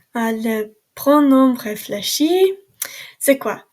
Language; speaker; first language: French; non-native, learner; English